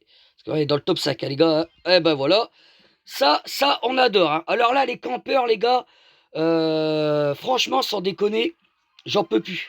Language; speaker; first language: French; native; French